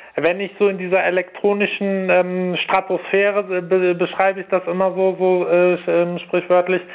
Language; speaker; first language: German; native; German